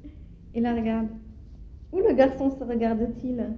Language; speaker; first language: French; native; French